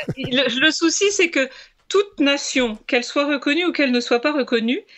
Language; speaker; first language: French; native; French